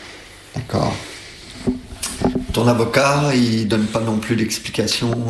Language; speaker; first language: French; native; French